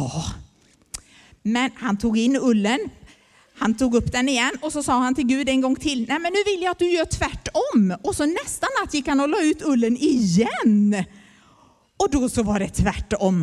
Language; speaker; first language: Swedish; native; Swedish